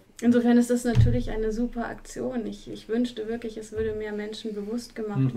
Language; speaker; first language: German; native; German